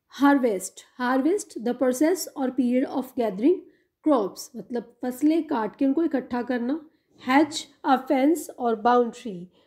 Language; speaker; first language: Hindi; non-native, local second language; Punjabi